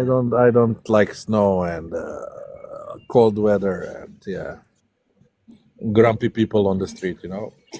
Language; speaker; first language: English; non-native, fluent; Slovenian